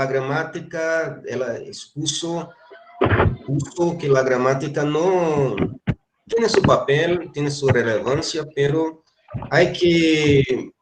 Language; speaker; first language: Spanish; non-native, fluent; Portuguese